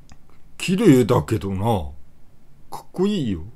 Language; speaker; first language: Japanese; native; Japanese